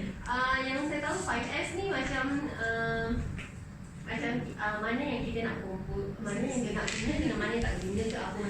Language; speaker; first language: Malay; native; Malay